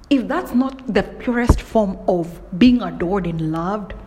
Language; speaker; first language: English; non-native, local second language; Kikuyu